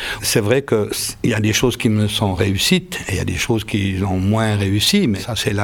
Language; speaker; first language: French; native; French